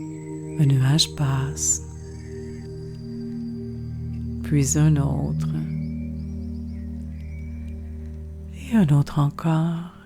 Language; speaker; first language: French; native; French